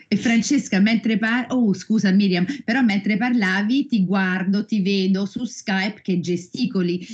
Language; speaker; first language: Italian; native; Italian